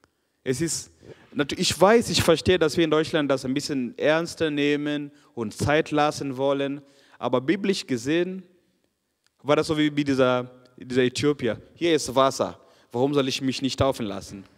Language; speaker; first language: German; non-native, fluent; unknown